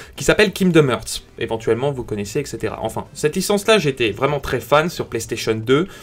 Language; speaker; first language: French; native; French